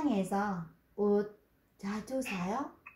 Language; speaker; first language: Korean; non-native, fluent; Vietnamese